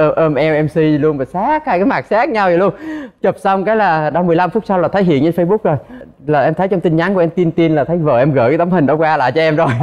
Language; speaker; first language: Vietnamese; native; Vietnamese